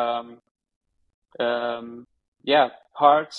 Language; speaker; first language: English; non-native, fluent; German